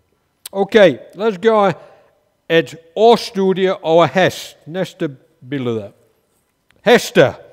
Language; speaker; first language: Danish; non-native, fluent; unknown